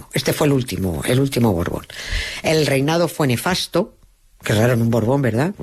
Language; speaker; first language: Spanish; native; Spanish